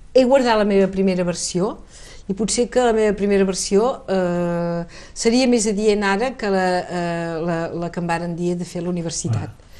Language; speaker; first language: Catalan; native; Catalan